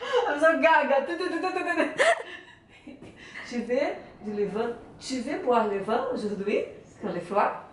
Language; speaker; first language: French; non-native, learner; Portuguese